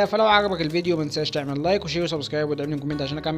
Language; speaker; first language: Arabic; native; Arabic